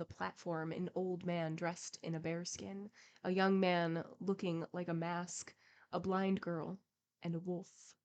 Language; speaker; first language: English; native; English